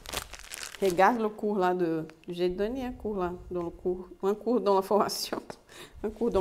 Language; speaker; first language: French; non-native, fluent; Portuguese